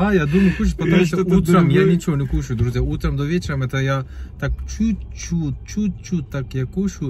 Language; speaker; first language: Russian; non-native, learner; Turkish